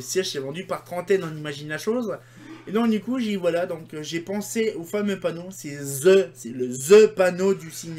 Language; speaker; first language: French; native; French